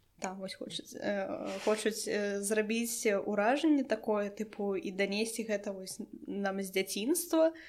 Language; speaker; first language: Belarusian; non-native, local second language; Russian